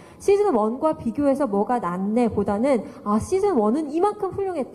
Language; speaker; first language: Korean; native; Korean